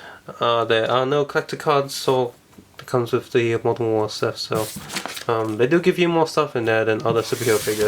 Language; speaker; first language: English; native; English